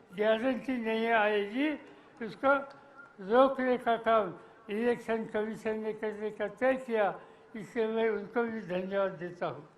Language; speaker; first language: Hindi; non-native, local second language; Marathi